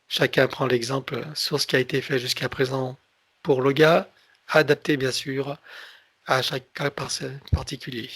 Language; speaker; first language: French; native; French